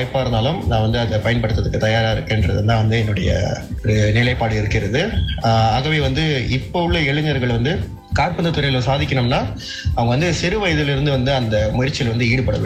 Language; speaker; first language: Tamil; early bilingual, heritage; Tamil